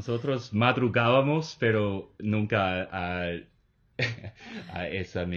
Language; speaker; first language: Spanish; non-native, fluent; English